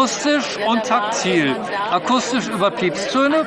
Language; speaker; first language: German; native; German